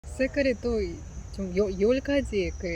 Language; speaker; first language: Korean; non-native, learner; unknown